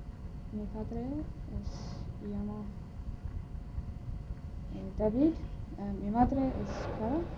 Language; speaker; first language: Spanish; non-native, learner; English